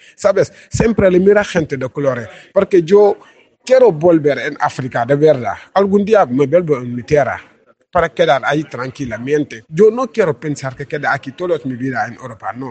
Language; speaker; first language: Spanish; non-native, learner; Wolof